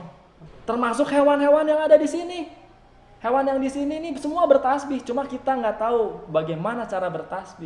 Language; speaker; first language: Indonesian; native; Indonesian